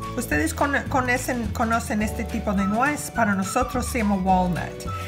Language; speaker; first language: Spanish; non-native, fluent; English